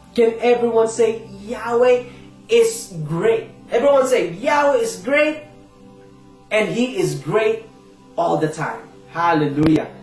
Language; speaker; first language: English; non-native, local second language; Filipino